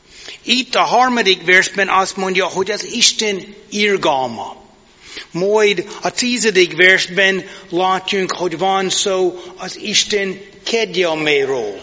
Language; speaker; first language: Hungarian; non-native, fluent; English